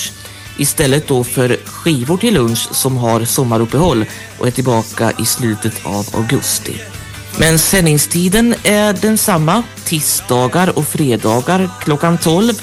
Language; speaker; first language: Swedish; native; Swedish